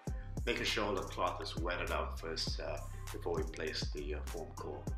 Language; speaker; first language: English; native; English